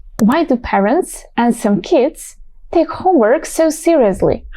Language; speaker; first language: English; non-native, fluent; Ukrainian